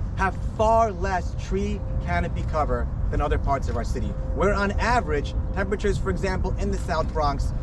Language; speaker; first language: English; native; English